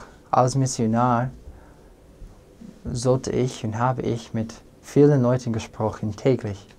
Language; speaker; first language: German; non-native, fluent; English